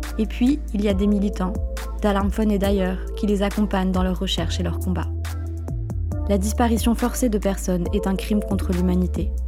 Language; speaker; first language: French; native; French